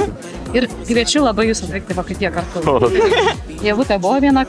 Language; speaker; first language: Lithuanian; native; Lithuanian